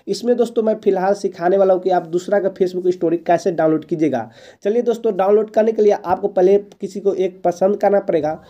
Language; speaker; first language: Hindi; native; Hindi